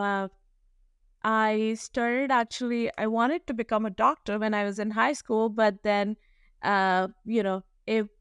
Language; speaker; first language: English; non-native, local second language; Hindi